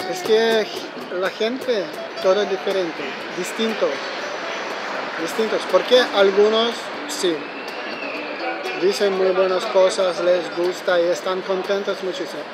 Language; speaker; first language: Spanish; non-native, learner; Ukrainian